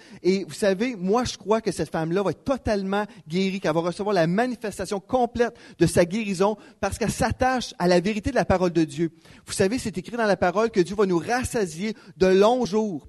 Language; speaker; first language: French; native; French